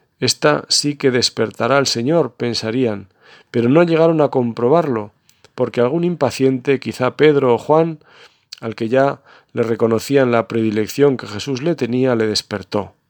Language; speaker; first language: Spanish; native; Spanish